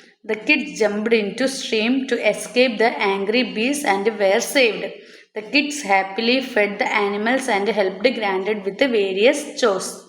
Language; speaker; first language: English; non-native, local second language; Malayalam